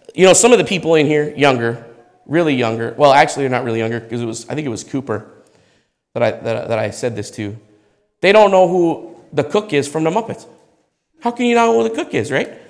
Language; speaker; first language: English; native; English